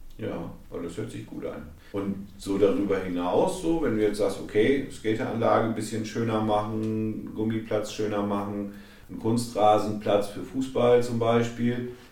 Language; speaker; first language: German; native; German